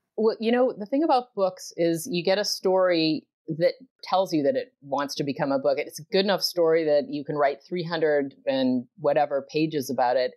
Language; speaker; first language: English; native; English